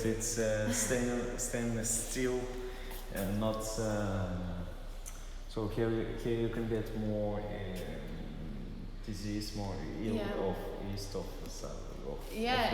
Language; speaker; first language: English; non-native, learner; Russian